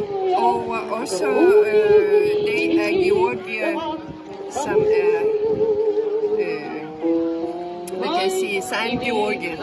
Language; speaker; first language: Danish; non-native, fluent; Russian